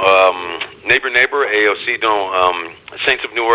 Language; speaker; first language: French; non-native, learner; English